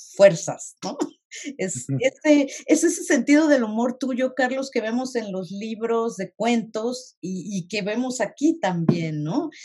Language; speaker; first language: Spanish; native; Spanish